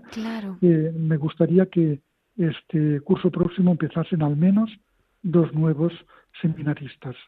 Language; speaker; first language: Spanish; native; Spanish